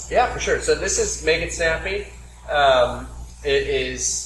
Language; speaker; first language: English; native; English